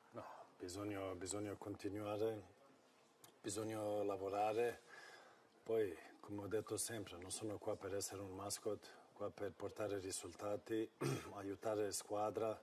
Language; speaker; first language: Italian; non-native, fluent; Swedish